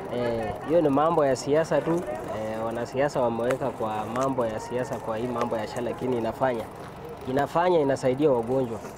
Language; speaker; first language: Swahili; non-native, local second language; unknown